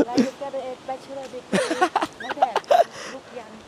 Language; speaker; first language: Thai; native; Thai